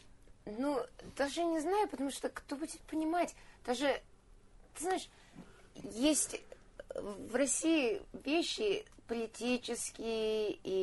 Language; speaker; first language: Russian; early bilingual, heritage; Russian